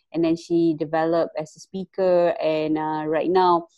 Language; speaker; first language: English; non-native, local second language; Malay